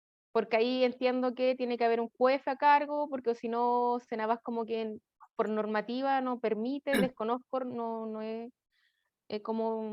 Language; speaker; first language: Spanish; native; Spanish